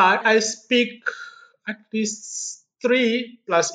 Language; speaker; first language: English; non-native, local second language; Yao